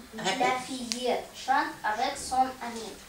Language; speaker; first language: French; non-native, learner; Russian